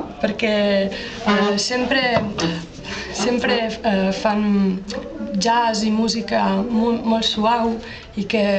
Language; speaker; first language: Catalan; non-native, learner; Italian